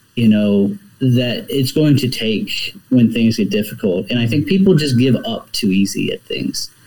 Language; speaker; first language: English; native; English